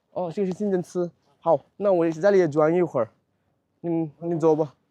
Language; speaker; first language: Chinese; non-native, fluent; Bangla